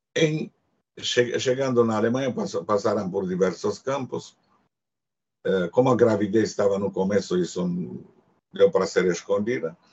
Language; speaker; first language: Portuguese; non-native, fluent; Hungarian